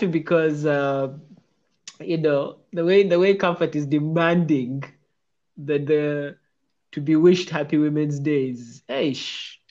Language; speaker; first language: English; non-native, local second language; Ganda